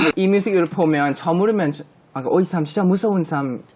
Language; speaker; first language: Korean; non-native, learner; Thai